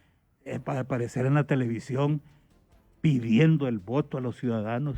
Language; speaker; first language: Spanish; native; Spanish